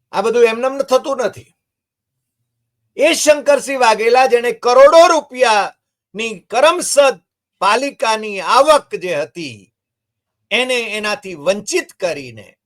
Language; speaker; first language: Gujarati; native; Gujarati